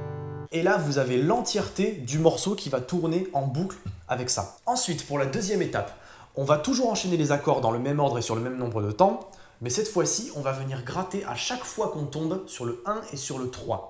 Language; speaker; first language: French; native; French